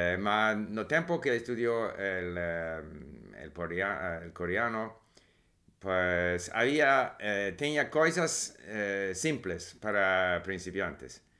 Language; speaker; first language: Portuguese; non-native, learner; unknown